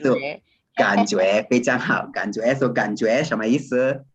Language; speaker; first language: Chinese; non-native, fluent; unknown